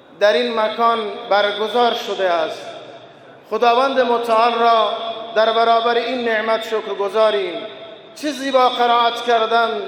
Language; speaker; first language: Persian; non-native, local second language; Baluchi